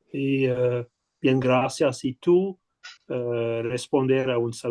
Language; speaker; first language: Spanish; non-native, learner; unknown